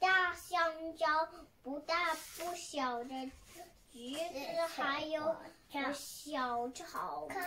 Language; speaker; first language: Chinese; early bilingual, heritage; Chinese